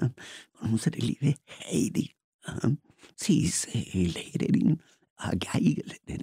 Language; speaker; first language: German; non-native, learner; Spanish